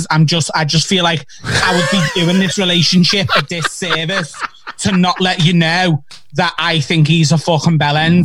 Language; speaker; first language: English; native; English